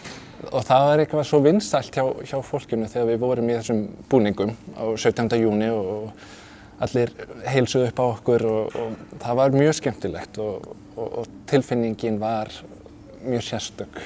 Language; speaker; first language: Icelandic; non-native, fluent; Danish